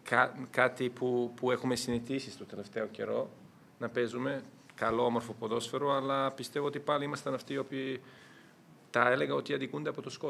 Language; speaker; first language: Greek; non-native, fluent; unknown